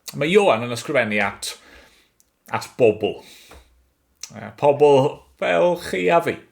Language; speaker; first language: Welsh; native; Welsh